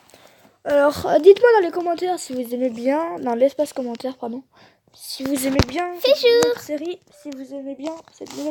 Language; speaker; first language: French; native; French